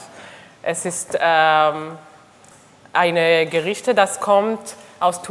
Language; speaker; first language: German; non-native, learner; Hebrew